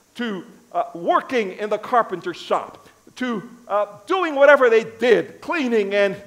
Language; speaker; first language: English; native; English